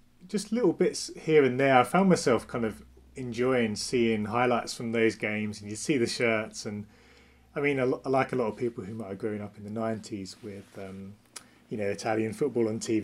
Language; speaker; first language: English; native; English